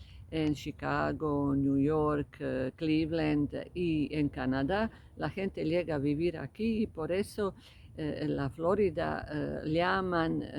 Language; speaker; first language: Spanish; non-native, fluent; Croatian